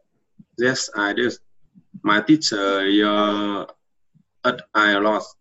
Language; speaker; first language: English; non-native, learner; Vietnamese